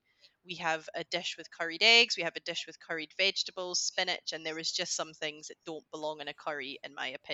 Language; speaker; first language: English; native; English